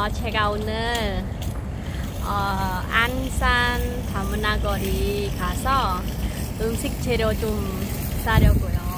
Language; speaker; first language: Korean; non-native, fluent; Khmer